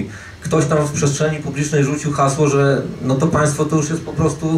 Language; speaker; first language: Polish; native; Polish